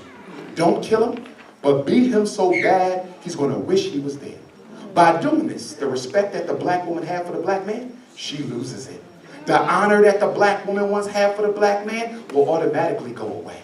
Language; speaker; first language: English; native; English